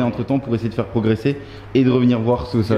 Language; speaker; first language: French; native; French